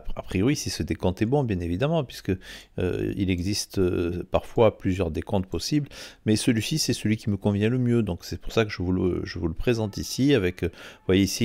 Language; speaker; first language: French; native; French